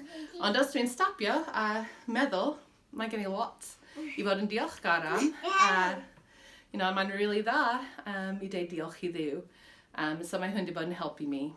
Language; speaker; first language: Welsh; non-native, fluent; English